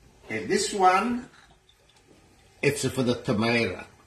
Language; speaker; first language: English; non-native, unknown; Italian